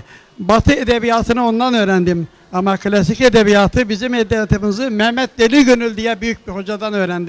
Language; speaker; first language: Turkish; native; Turkish